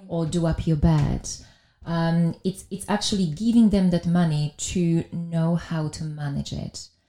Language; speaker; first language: English; non-native, fluent; Polish